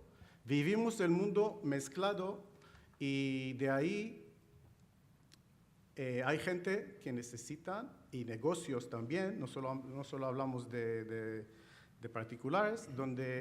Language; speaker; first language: Spanish; non-native, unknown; Chinese